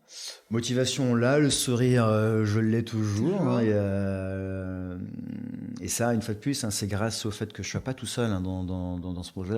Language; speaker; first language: French; native; French